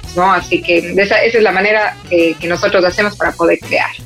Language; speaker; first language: Spanish; native; Spanish